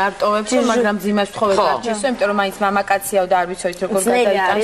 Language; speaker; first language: Georgian; native; Georgian